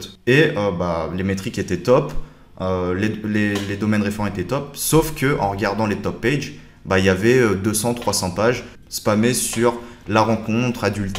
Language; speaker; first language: French; native; French